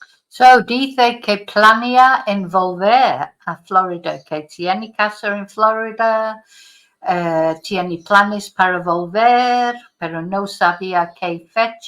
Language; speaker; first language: Spanish; non-native, fluent; English